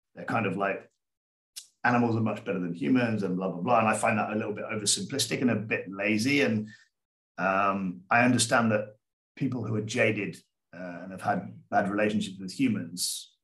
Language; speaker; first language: English; native; English